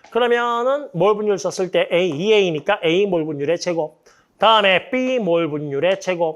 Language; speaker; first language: Korean; native; Korean